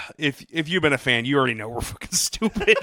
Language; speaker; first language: English; native; English